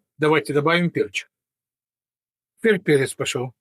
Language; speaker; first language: Russian; native; Russian